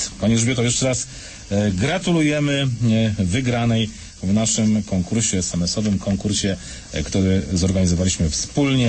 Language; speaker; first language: Polish; native; Polish